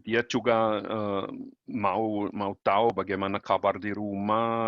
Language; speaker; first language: Indonesian; non-native, learner; German